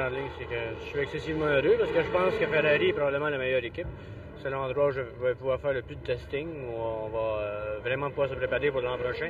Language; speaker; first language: French; native; French